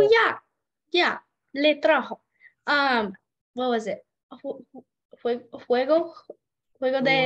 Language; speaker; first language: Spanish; non-native, learner; English